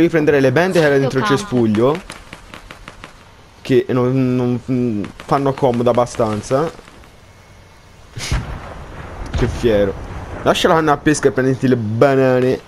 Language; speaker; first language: Italian; native; Italian